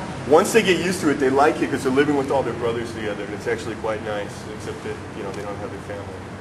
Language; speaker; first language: English; native; English